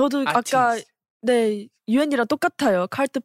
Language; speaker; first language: Korean; non-native, fluent; Chinese